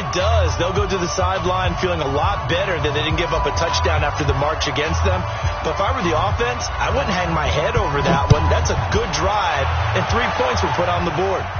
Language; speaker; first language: English; native; English